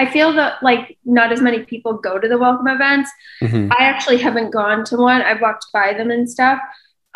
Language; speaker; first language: English; native; English